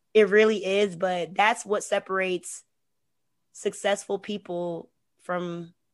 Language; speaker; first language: English; native; English